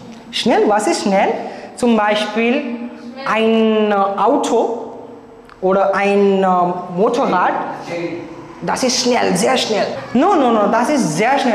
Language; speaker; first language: German; non-native, fluent; Marathi